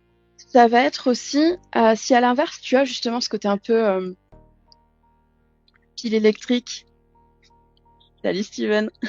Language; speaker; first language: French; native; French